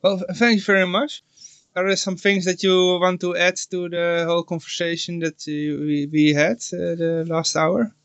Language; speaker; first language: English; non-native, fluent; Dutch